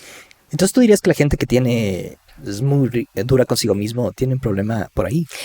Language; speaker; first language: Spanish; native; Spanish